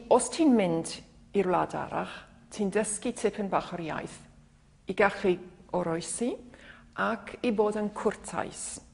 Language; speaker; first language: Welsh; non-native, fluent; English